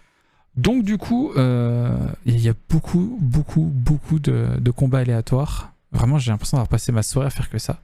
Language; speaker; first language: French; native; French